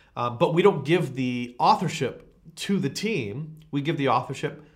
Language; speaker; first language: English; native; English